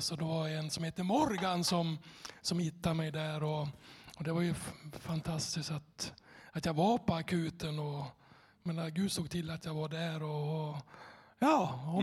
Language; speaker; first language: Swedish; native; Swedish